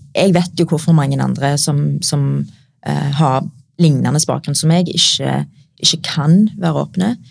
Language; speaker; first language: Norwegian; early bilingual, other home language; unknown